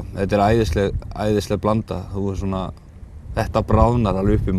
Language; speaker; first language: Icelandic; native; Icelandic